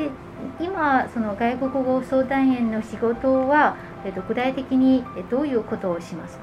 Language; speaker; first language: Japanese; non-native, fluent; Chinese